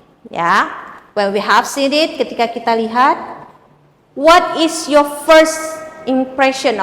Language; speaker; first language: English; non-native, fluent; Indonesian